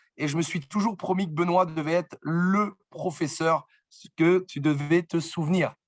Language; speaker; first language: French; native; French